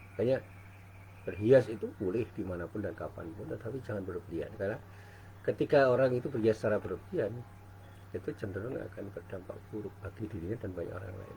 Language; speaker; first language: Indonesian; native; Indonesian